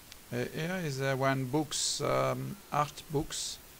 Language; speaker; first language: English; non-native, learner; French